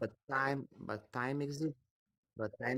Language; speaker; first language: English; non-native, learner; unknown